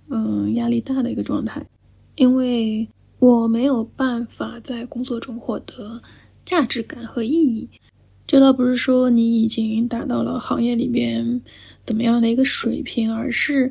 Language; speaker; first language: Chinese; native; Chinese